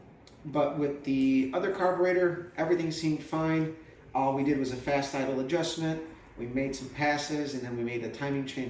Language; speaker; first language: English; native; English